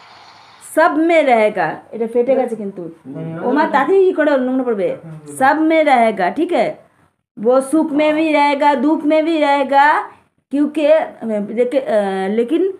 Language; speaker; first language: Hindi; non-native, local second language; Bangla